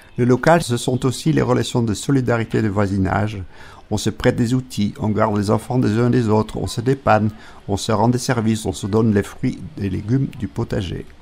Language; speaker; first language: French; native; French